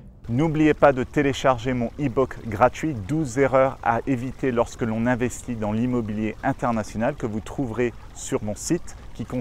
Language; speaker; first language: French; native; French